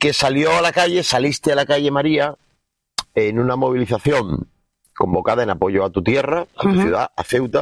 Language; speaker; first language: Spanish; native; Spanish